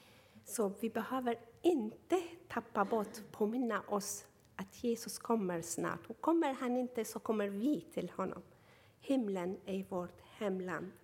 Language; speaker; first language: Swedish; non-native, fluent; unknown